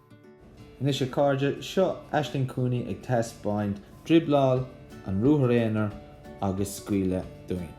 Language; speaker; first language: Irish; non-native, local second language; English